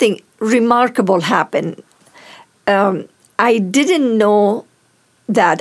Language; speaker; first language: English; non-native, fluent; Arabic